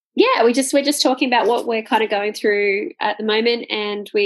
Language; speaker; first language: English; native; English